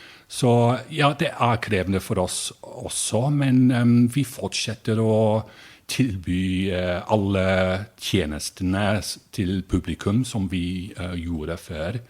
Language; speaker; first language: Norwegian; non-native, fluent; English